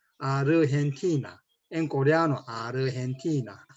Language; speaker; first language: Spanish; non-native, learner; Korean